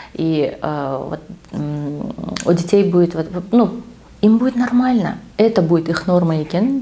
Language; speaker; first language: Russian; non-native, local second language; Kazakh